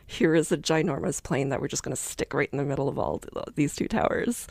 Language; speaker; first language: English; native; English